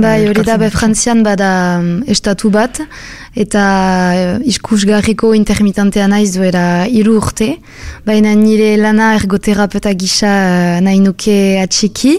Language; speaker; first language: Basque; non-native, local second language; French